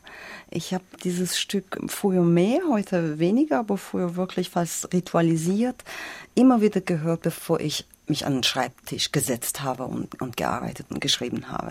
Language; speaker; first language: German; non-native, fluent; Persian